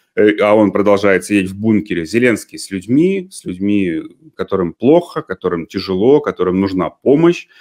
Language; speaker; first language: Russian; native; Russian